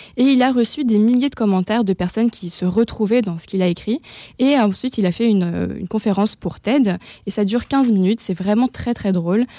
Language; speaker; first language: French; native; French